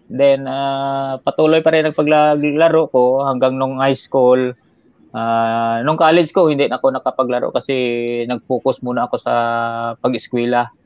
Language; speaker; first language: Filipino; non-native, local second language; Hiligaynon